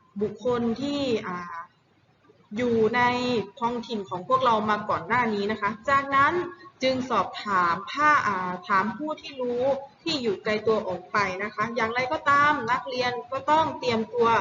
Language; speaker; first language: Thai; native; Thai